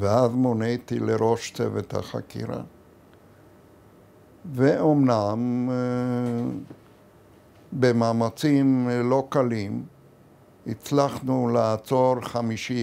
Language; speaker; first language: Hebrew; non-native, fluent; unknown